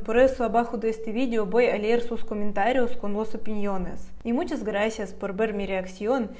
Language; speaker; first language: Spanish; non-native, fluent; Russian